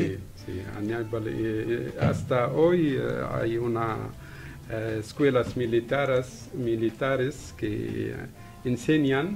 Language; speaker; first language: Spanish; non-native, fluent; Arabic